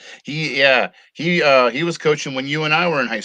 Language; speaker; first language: English; native; English